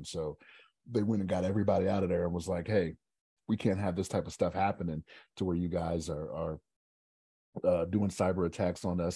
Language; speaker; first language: English; native; English